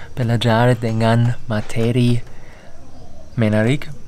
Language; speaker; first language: Indonesian; non-native, learner; German